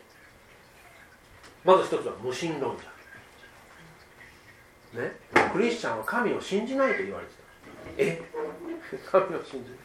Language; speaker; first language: Japanese; native; Japanese